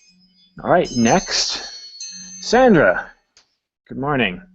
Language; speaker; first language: English; native; English